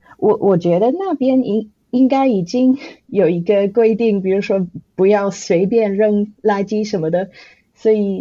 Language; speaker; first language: Chinese; non-native, fluent; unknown